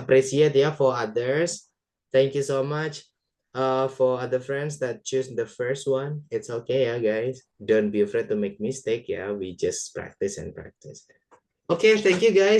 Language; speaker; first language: English; non-native, fluent; Indonesian